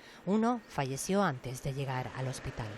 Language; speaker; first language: Spanish; native; Spanish